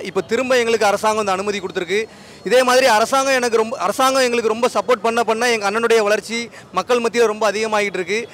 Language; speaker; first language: Tamil; native; Tamil